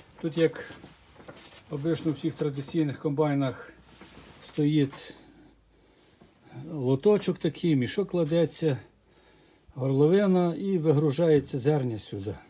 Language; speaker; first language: Ukrainian; native; Ukrainian